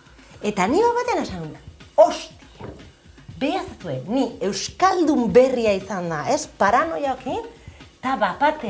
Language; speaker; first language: Basque; non-native, local second language; Spanish